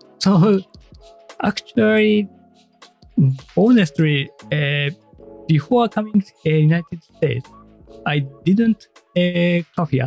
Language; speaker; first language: English; non-native, learner; Japanese